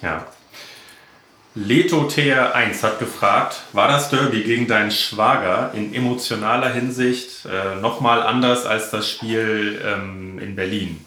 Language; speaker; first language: German; native; German